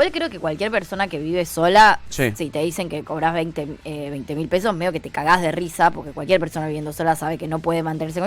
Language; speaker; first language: Spanish; native; Spanish